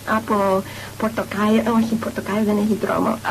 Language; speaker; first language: Greek; non-native, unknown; English